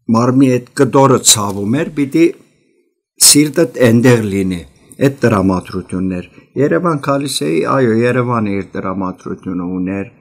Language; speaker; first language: Armenian; early bilingual, heritage; Armenian